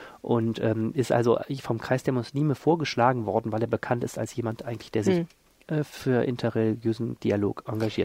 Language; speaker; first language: German; native; German